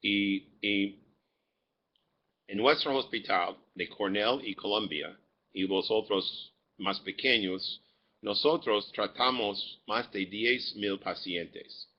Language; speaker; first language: Spanish; non-native, fluent; English